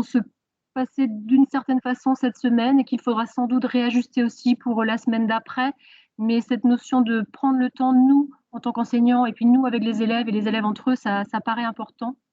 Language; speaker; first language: French; native; French